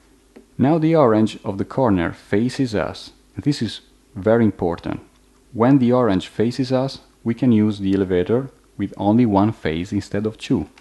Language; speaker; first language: English; non-native, fluent; Italian